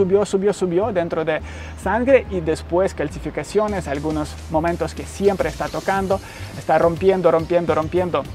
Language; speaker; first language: Spanish; non-native, learner; Ukrainian